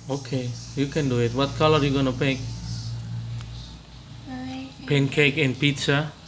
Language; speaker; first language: English; non-native, fluent; Indonesian